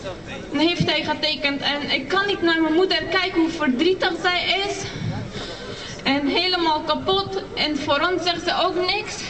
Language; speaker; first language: Dutch; early bilingual, other home language; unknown